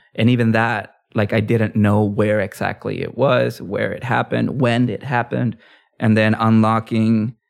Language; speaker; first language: English; early bilingual, other home language; Spanish